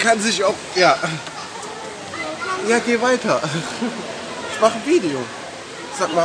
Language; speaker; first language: German; native; German